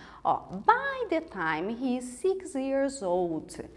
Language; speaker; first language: English; non-native, fluent; Portuguese